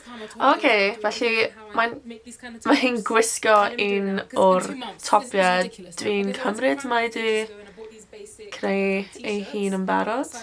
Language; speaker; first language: Welsh; non-native, local second language; English